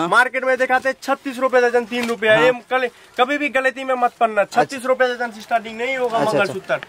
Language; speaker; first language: Hindi; non-native, local second language; Bangla